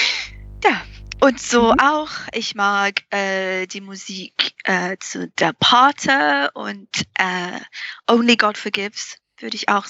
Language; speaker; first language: German; non-native, fluent; English